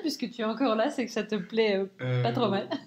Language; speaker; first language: French; native; French